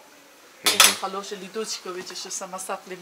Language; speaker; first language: Russian; non-native, learner; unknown